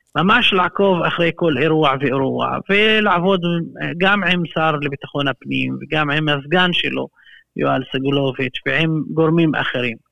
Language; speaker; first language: Hebrew; non-native, local second language; Arabic